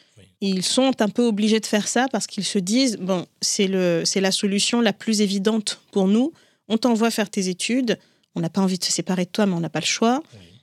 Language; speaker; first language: French; non-native, local second language; Ngazidja Comorian